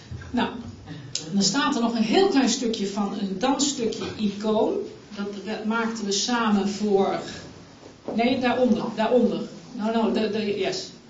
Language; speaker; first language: Dutch; native; Dutch